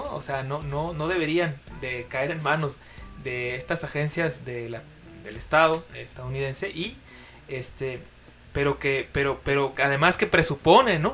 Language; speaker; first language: Spanish; native; Spanish